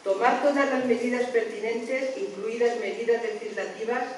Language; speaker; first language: Spanish; non-native, local second language; Catalan